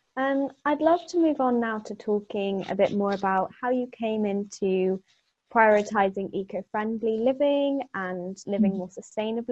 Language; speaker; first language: English; native; English